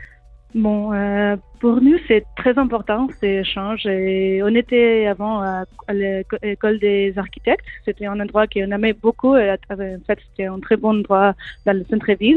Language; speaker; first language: French; non-native, learner; Spanish